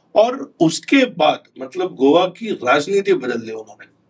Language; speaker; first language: Hindi; non-native, local second language; Konkani